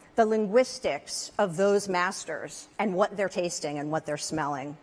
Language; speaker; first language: English; native; English